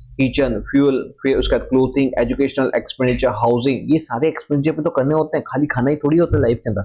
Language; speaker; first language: Hindi; native; Hindi